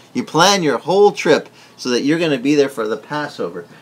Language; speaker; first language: English; early bilingual, other home language; Italian